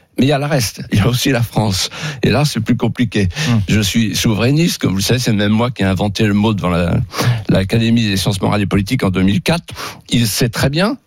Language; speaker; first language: French; native; French